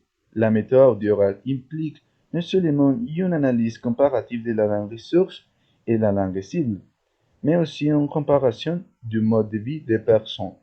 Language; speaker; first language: French; non-native, learner; Spanish